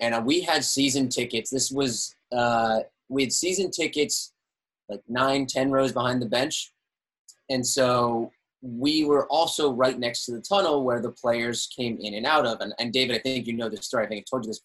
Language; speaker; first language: English; native; English